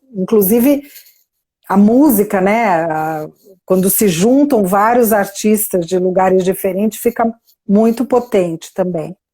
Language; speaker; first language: Portuguese; native; Portuguese